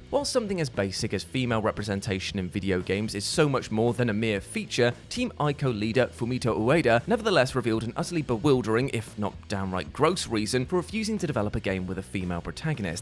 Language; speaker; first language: English; native; English